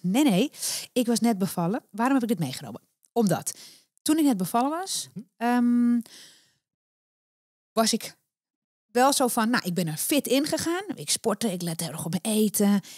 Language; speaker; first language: Dutch; native; Dutch